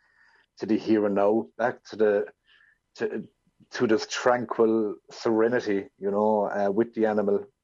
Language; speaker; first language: English; native; English